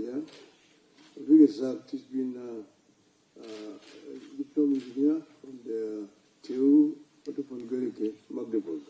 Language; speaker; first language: German; non-native, learner; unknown